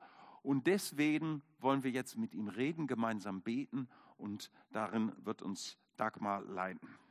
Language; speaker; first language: German; native; German